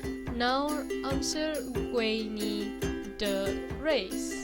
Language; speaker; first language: Welsh; non-native, learner; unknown